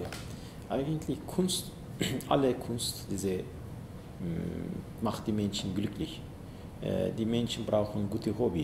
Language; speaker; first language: German; non-native, learner; Zaza